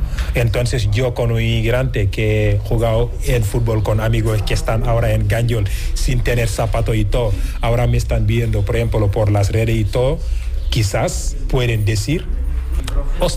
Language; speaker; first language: Spanish; non-native, fluent; Wolof